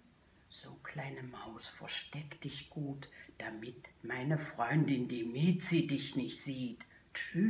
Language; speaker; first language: German; native; German